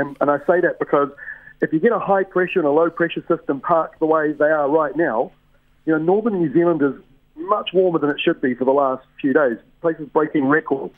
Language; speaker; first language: English; native; English